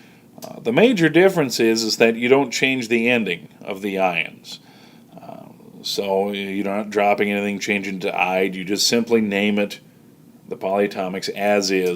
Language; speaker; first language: English; native; English